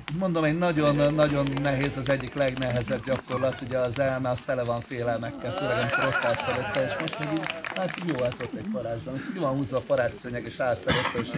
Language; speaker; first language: Hungarian; native; Hungarian